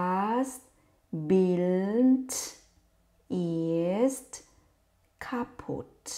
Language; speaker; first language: German; non-native, fluent; Thai